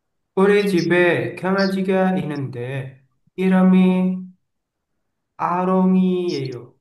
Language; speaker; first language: Korean; non-native, learner; Indonesian